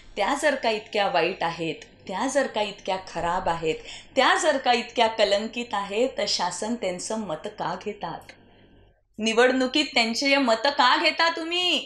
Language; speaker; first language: Marathi; native; Marathi